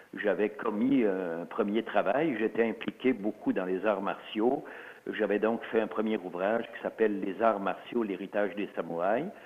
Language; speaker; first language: French; early bilingual, other home language; Swiss German